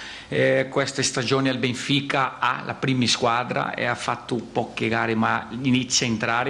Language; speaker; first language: Italian; non-native, fluent; Portuguese